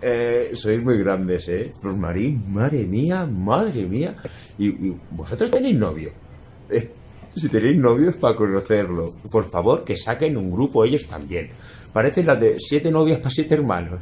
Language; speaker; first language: Spanish; native; Spanish